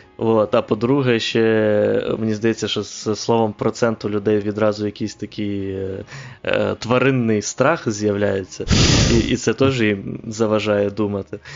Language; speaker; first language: Ukrainian; non-native, local second language; Russian